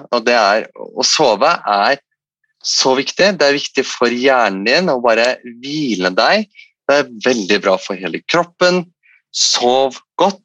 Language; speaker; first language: Norwegian; non-native, fluent; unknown